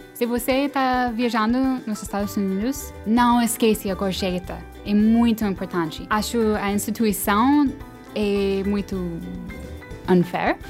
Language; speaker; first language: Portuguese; non-native, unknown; English